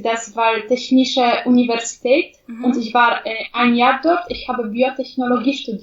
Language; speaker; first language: German; non-native, fluent; Polish